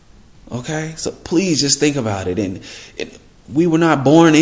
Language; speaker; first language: English; native; English